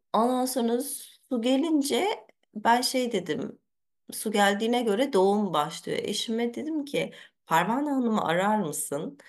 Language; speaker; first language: Turkish; early bilingual, heritage; Turkish